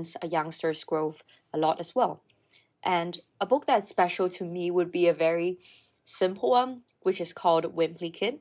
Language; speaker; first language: English; non-native, local second language; Cantonese